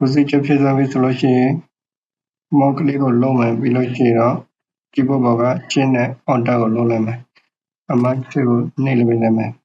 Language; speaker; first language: Burmese; native; Burmese